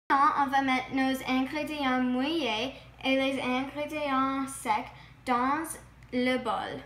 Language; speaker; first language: French; non-native, learner; English